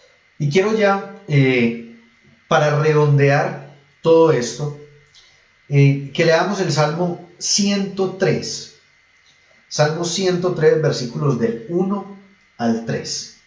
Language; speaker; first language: Spanish; native; Spanish